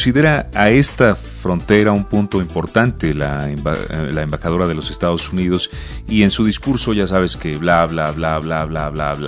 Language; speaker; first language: Spanish; native; Spanish